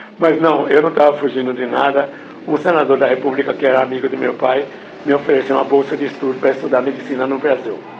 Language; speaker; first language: Portuguese; non-native, fluent; English